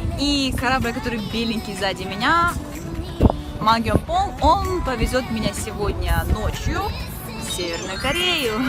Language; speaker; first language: Russian; native; Russian